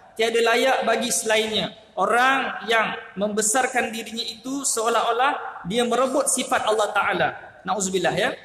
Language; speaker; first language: Malay; native; Malay